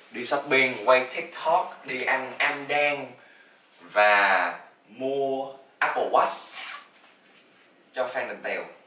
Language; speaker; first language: Vietnamese; early bilingual, heritage; Vietnamese